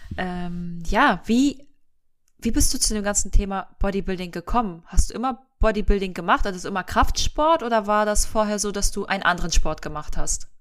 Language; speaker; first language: German; early bilingual, other home language; Russian